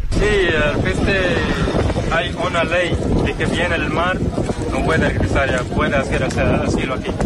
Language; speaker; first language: Spanish; non-native, learner; Arabic